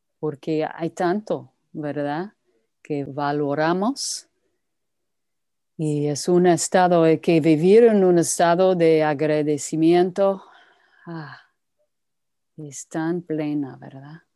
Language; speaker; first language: Spanish; non-native, fluent; English